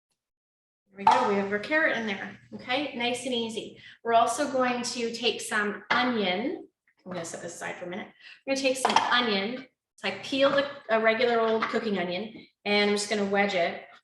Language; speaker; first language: English; native; English